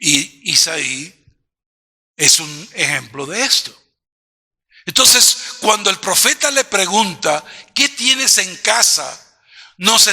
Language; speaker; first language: Spanish; native; Spanish